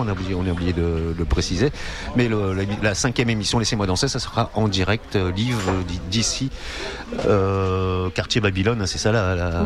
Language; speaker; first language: French; native; French